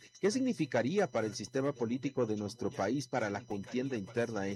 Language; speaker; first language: Spanish; native; Spanish